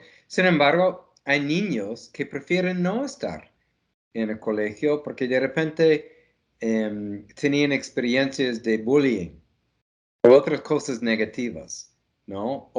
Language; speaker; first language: Spanish; non-native, fluent; English